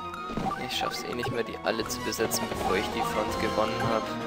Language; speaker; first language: German; native; German